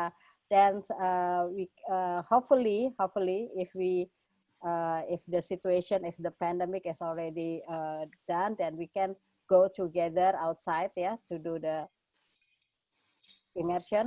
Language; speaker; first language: English; non-native, fluent; Indonesian